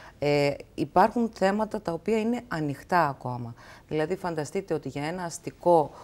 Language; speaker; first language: Greek; native; Greek